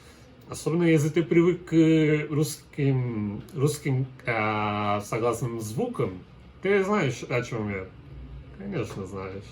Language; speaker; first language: Russian; non-native, learner; Portuguese